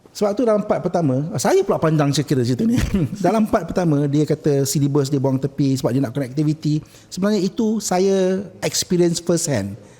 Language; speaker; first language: Malay; native; Malay